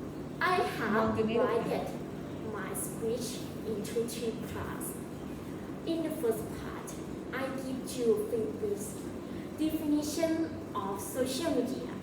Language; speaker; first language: English; non-native, learner; Thai